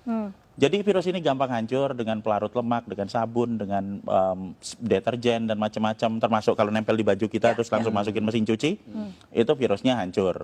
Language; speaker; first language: Indonesian; native; Indonesian